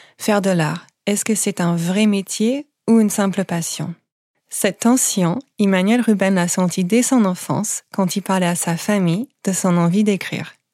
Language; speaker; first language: French; non-native, fluent; English